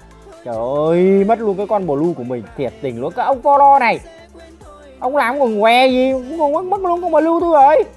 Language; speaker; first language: Vietnamese; native; Vietnamese